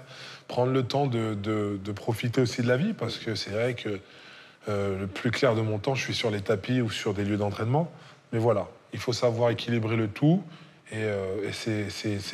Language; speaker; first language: French; native; French